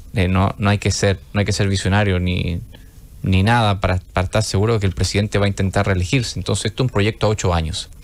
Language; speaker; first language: Spanish; native; Spanish